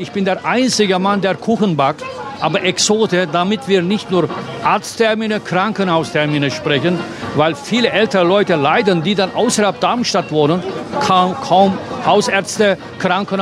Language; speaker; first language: German; non-native, fluent; Turkish